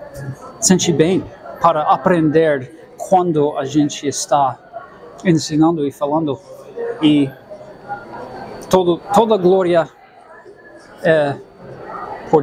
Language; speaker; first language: Portuguese; non-native, fluent; English